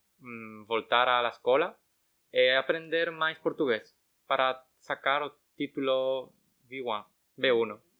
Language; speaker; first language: Portuguese; non-native, learner; Spanish